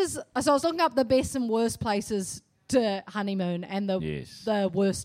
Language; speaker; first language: English; native; English